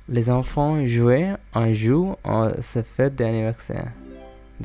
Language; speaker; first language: French; non-native, learner; English